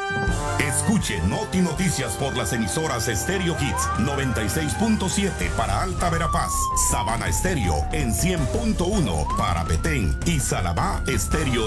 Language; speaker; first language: Spanish; native; Spanish